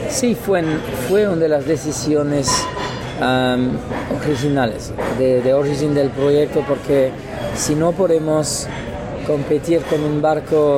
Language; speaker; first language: Spanish; non-native, learner; French